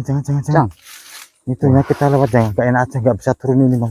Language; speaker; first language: Indonesian; native; Indonesian